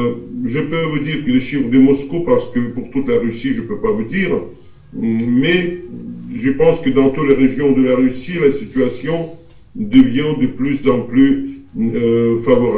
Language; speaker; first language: French; non-native, fluent; Russian